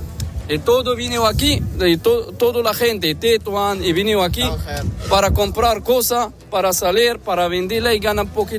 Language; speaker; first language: Spanish; non-native, learner; Arabic